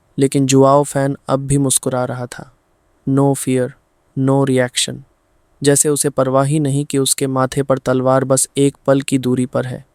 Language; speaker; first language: Hindi; non-native, fluent; Bangla